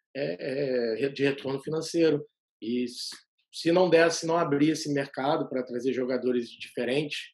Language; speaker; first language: Portuguese; native; Portuguese